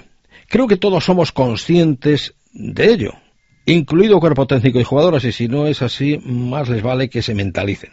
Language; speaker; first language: Spanish; native; Spanish